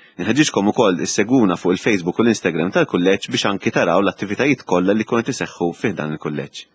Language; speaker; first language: Maltese; native; Maltese